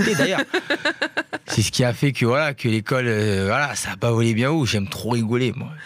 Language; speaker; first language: French; native; French